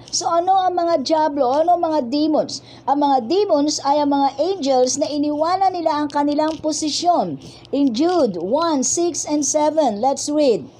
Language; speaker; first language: Filipino; native; Filipino